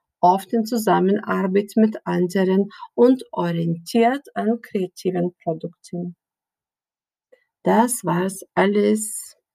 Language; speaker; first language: German; non-native, fluent; Lithuanian